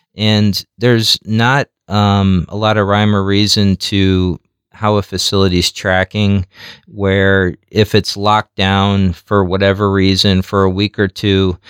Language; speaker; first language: English; native; English